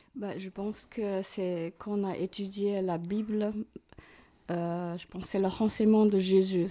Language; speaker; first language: French; non-native, fluent; Cantonese